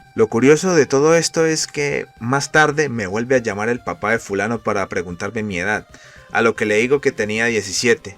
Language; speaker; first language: Spanish; native; Spanish